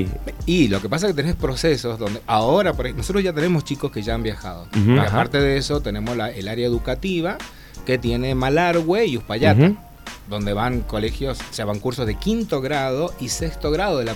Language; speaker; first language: Spanish; native; Spanish